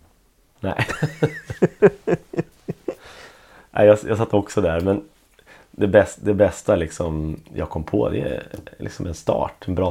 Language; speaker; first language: Swedish; native; Swedish